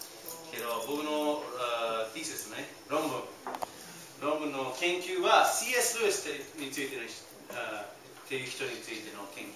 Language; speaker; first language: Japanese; non-native, fluent; English